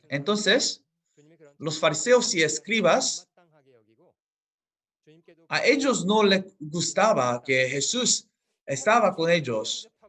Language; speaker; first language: Spanish; non-native, fluent; Korean